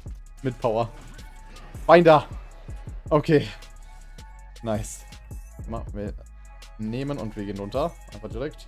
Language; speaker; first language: German; native; German